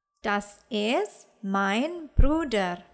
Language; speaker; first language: German; non-native, fluent; Indonesian